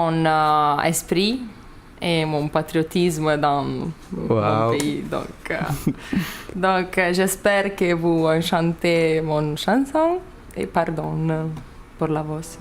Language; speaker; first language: French; non-native, learner; Lithuanian